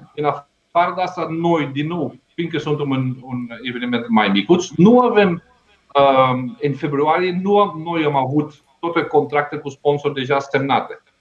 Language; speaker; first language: Romanian; non-native, fluent; Dutch